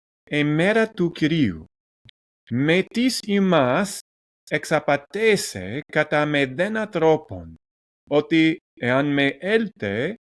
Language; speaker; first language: Greek; non-native, learner; English